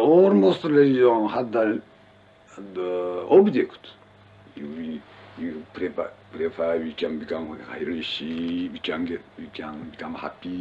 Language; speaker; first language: English; non-native, learner; Japanese